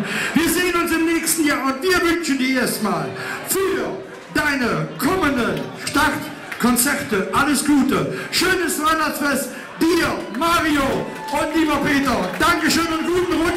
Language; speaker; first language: German; native; German